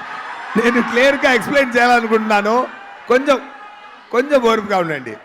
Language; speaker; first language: Telugu; non-native, learner; Tamil